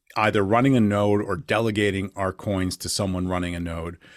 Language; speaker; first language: English; native; English